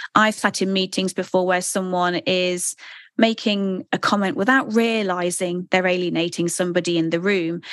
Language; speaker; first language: English; native; English